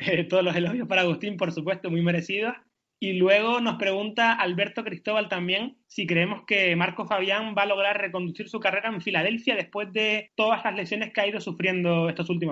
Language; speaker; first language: Spanish; native; Spanish